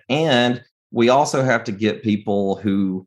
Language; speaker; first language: English; native; English